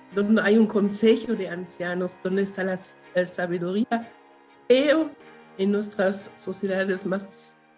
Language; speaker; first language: Spanish; non-native, fluent; German